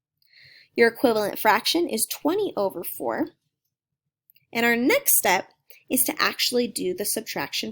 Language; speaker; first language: English; native; English